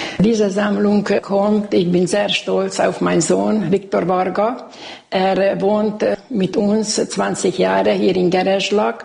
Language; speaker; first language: German; non-native, local second language; Hungarian